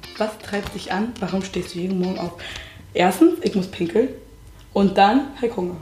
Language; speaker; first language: German; native; German